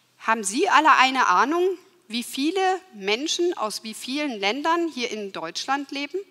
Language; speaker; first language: German; early bilingual, other home language; Turkish